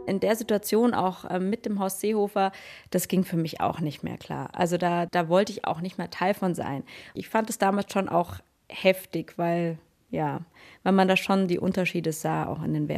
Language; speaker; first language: German; native; German